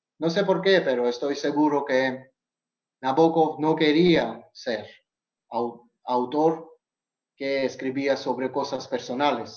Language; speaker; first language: Spanish; non-native, fluent; Georgian